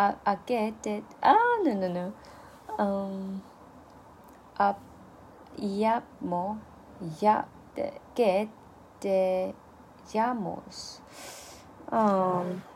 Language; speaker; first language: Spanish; non-native, learner; Chinese